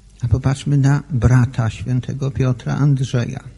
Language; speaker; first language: Polish; native; Polish